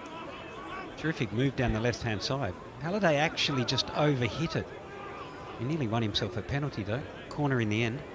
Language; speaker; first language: English; native; English